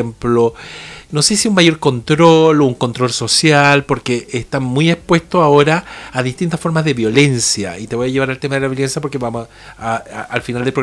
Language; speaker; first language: Spanish; native; Spanish